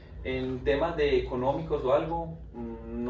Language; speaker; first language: Spanish; native; Spanish